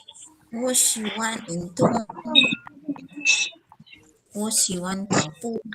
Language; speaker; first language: Chinese; non-native, learner; Filipino